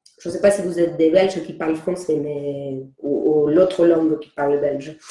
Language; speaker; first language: French; non-native, fluent; Spanish